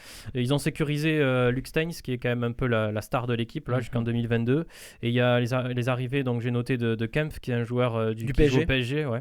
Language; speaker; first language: French; native; French